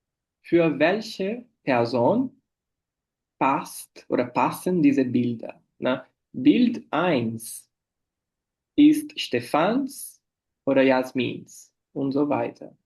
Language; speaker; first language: German; non-native, fluent; Portuguese